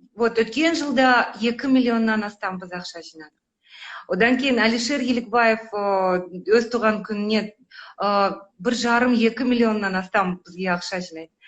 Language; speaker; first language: Kazakh; non-native, local second language; Russian